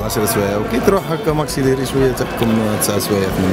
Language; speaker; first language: Arabic; native; Arabic